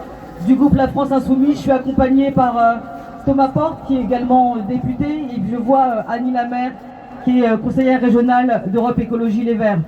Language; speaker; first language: French; native; French